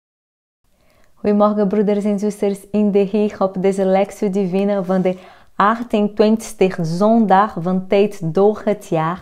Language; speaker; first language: Dutch; non-native, fluent; Portuguese